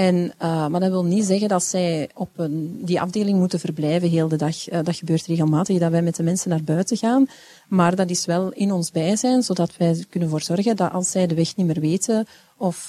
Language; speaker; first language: Dutch; native; Dutch